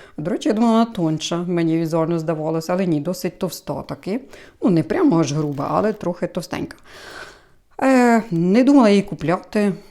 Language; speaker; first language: Ukrainian; native; Ukrainian